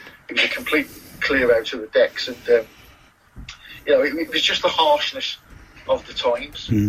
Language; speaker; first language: English; native; English